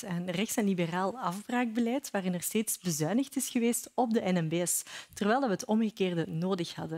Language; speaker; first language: Dutch; native; Dutch